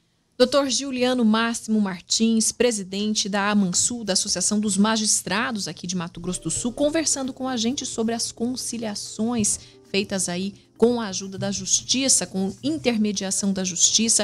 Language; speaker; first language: Portuguese; native; Portuguese